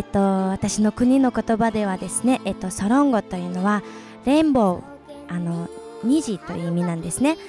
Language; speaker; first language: Japanese; non-native, fluent; Mongolian